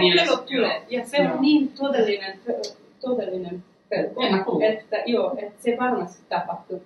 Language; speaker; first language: Finnish; non-native, fluent; Persian